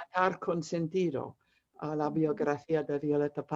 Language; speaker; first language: Spanish; non-native, learner; English